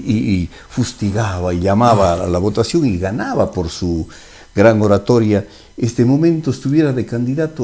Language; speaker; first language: Spanish; native; Spanish